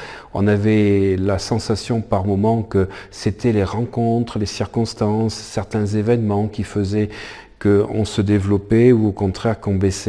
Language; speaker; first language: French; native; French